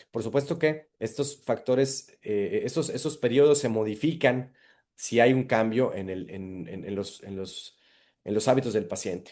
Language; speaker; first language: Spanish; native; Spanish